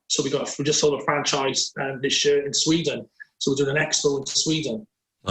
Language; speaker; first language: English; native; English